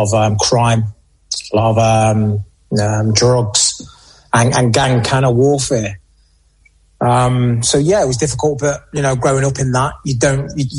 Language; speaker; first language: English; native; English